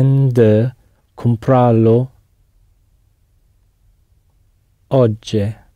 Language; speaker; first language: Portuguese; non-native, learner; English